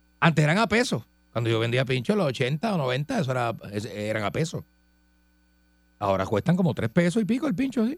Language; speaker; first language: Spanish; native; Spanish